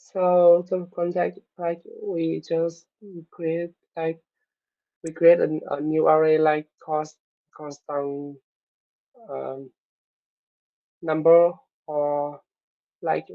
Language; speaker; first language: English; non-native, learner; Vietnamese